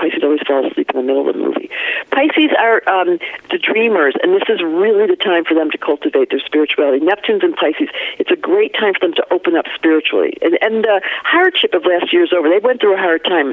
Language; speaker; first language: English; native; English